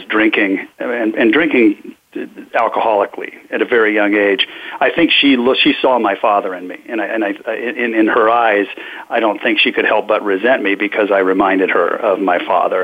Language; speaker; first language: English; native; English